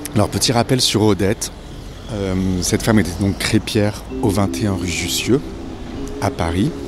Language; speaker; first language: French; native; French